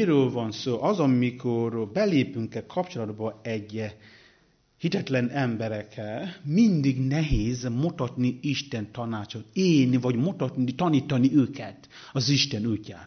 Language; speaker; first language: Hungarian; non-native, learner; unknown